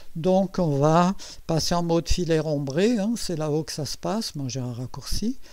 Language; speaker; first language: French; native; French